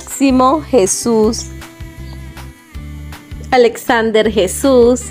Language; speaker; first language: Spanish; native; Spanish